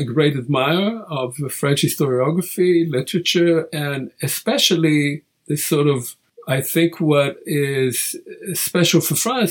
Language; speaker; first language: English; non-native, fluent; Hebrew